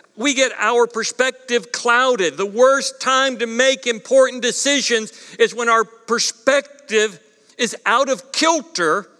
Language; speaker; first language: English; native; English